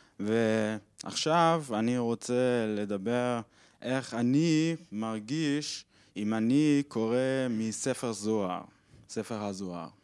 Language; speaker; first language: Hebrew; non-native, learner; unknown